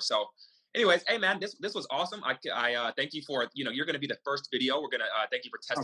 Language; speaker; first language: English; native; English